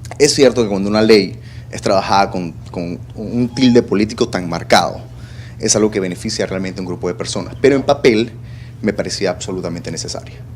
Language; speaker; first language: Spanish; native; Spanish